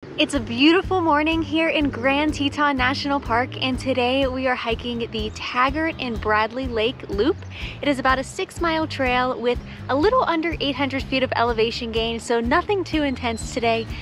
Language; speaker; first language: English; native; English